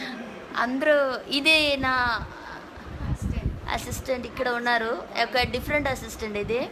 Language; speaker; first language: Telugu; non-native, learner; Malayalam